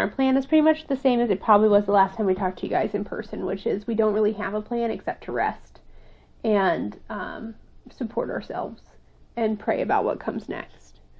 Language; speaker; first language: English; native; English